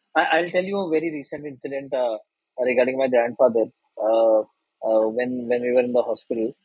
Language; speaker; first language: English; non-native, local second language; Hindi